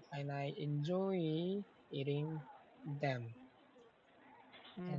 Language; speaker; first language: English; non-native, learner; Korean